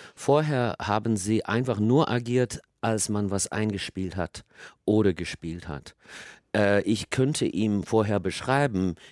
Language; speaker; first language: German; non-native, fluent; English